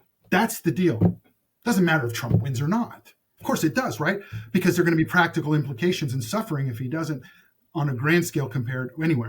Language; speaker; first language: English; native; English